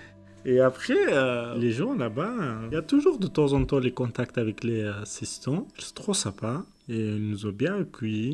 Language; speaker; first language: French; non-native, learner; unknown